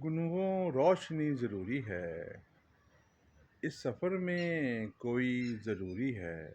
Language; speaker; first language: Urdu; native; Urdu